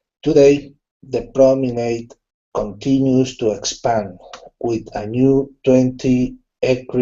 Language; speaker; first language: English; non-native, learner; Spanish